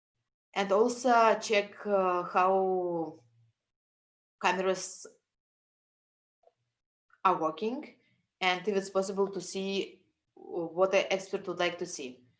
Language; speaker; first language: English; non-native, fluent; Russian